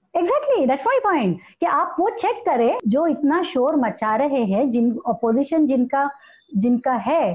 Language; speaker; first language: Hindi; non-native, local second language; Marathi